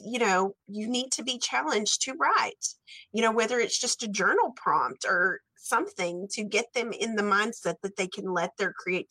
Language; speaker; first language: English; native; English